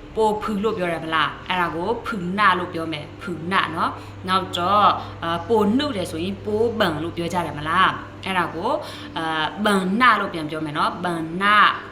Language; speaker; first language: Burmese; non-native, local second language; S'gaw Karen